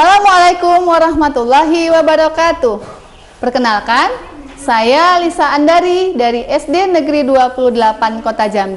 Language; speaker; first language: Indonesian; native; Indonesian